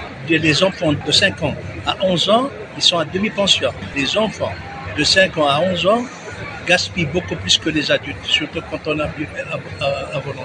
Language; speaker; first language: French; non-native, local second language; Arabic